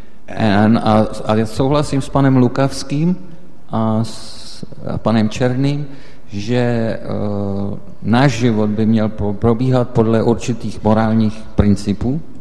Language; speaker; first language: Czech; native; Czech